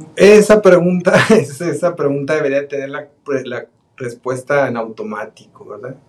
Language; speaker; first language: Spanish; native; Spanish